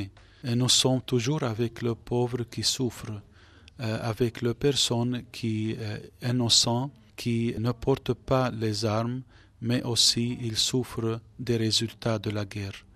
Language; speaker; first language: French; non-native, fluent; Arabic